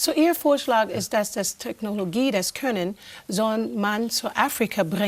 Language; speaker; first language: German; non-native, fluent; English